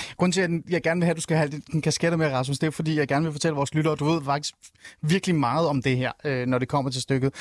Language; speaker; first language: Danish; early bilingual, other home language; Somali